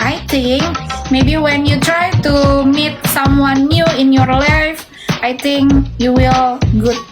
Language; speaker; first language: English; non-native, learner; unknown